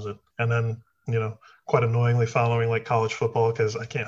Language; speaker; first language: English; native; English